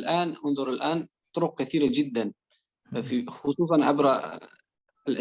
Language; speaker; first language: Arabic; non-native, fluent; Persian